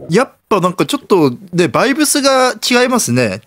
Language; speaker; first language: Japanese; native; Japanese